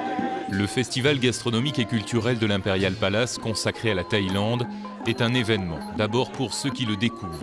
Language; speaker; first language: French; native; French